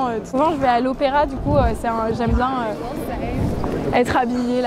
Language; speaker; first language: French; native; French